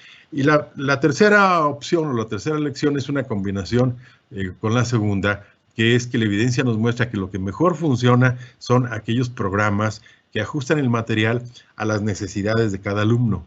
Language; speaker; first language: Spanish; native; Spanish